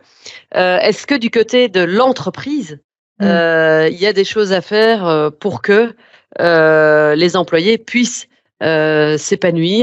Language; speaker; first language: French; native; French